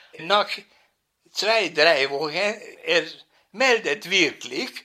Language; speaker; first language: German; non-native, fluent; Hungarian